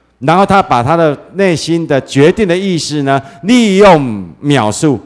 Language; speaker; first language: Chinese; native; Chinese